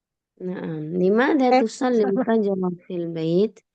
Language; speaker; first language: Arabic; non-native, fluent; Indonesian